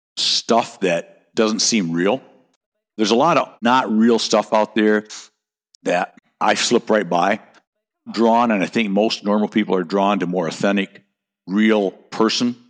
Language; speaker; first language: English; native; English